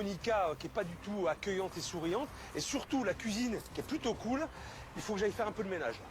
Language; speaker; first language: French; native; French